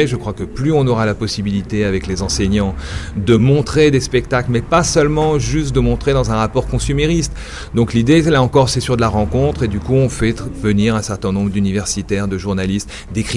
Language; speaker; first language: French; native; French